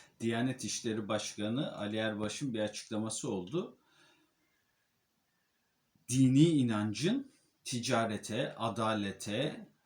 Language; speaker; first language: Turkish; native; Turkish